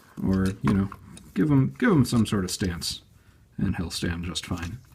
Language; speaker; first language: English; native; English